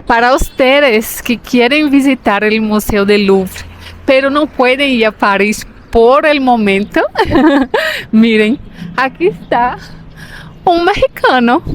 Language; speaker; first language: Spanish; non-native, fluent; Portuguese